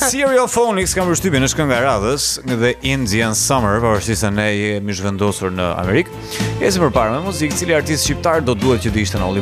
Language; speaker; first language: Albanian; native; Albanian